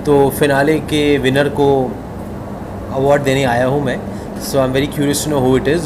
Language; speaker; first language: Hindi; native; Hindi